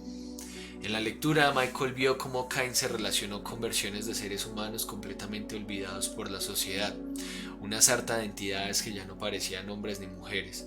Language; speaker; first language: Spanish; native; Spanish